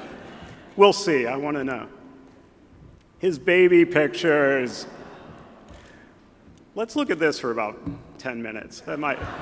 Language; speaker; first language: English; native; English